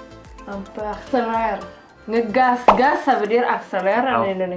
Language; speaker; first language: French; non-native, learner; Indonesian